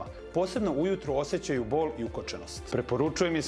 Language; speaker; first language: Bosnian; native; Bosnian